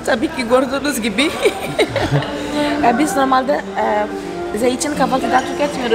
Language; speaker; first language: Turkish; non-native, fluent; Portuguese